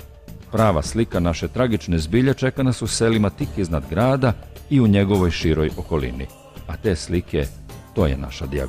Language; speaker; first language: Serbian; native; Serbian